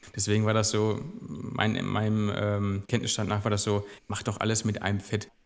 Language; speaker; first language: German; native; German